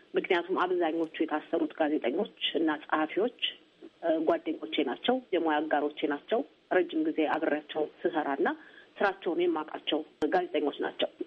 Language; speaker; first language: Amharic; native; Amharic